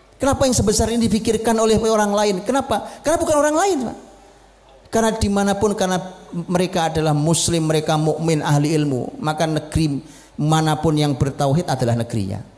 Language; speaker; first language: Indonesian; native; Indonesian